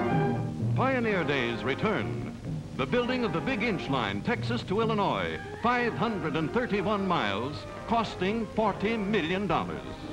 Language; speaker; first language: English; native; English